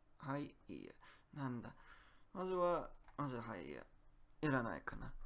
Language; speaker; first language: Japanese; non-native, learner; Polish